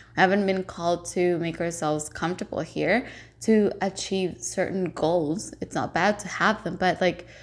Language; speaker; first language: English; non-native, fluent; Spanish